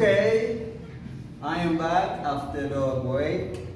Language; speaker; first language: English; non-native, fluent; Haitian Creole